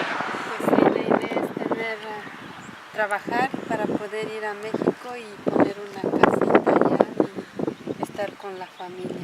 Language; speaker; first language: Spanish; native; Spanish